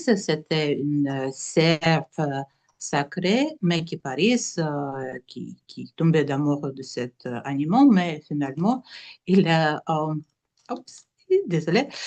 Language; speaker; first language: French; non-native, learner; Russian